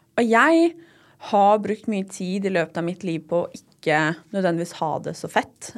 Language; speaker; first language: Norwegian; native; Norwegian